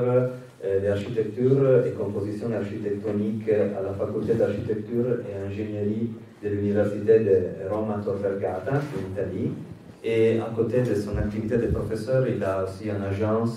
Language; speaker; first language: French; non-native, fluent; Italian